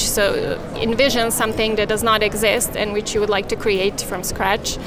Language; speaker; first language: English; non-native, fluent; Serbian